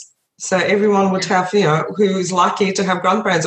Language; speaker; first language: English; early bilingual, other home language; Russian